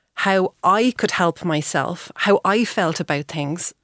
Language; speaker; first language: English; native; English